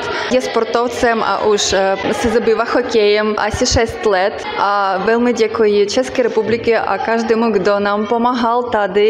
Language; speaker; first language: Czech; non-native, learner; Ukrainian